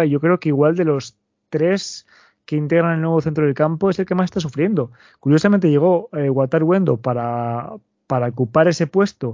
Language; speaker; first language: Spanish; native; Spanish